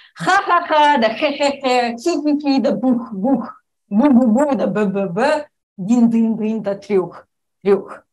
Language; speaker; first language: Russian; non-native, fluent; English